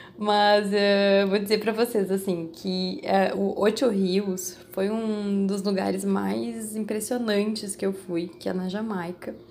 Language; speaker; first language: Portuguese; native; Portuguese